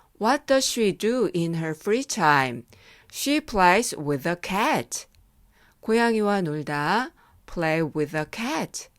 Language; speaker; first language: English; non-native, fluent; Korean